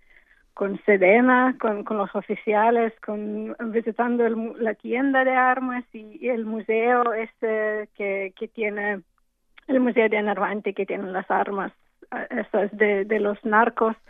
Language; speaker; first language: Spanish; non-native, fluent; English